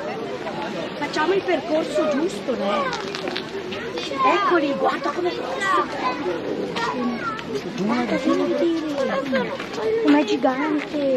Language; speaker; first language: Italian; non-native, fluent; Sinhala